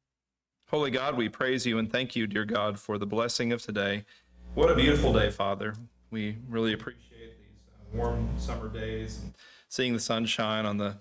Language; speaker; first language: English; native; English